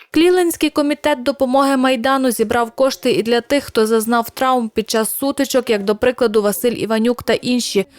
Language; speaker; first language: Ukrainian; native; Ukrainian